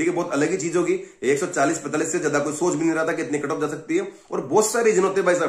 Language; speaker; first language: Hindi; native; Hindi